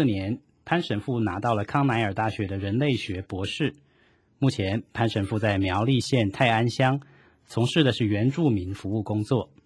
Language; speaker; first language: Chinese; native; Chinese